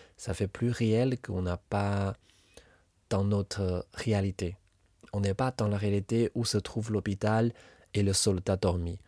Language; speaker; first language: French; non-native, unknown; Chinese